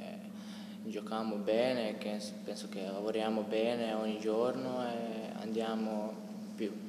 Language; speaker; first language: Italian; non-native, learner; Croatian